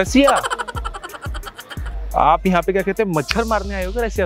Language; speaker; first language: Hindi; native; Hindi